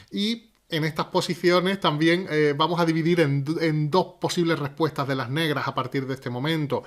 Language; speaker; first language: Spanish; native; Spanish